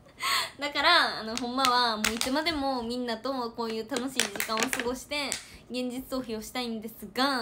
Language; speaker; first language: Japanese; native; Japanese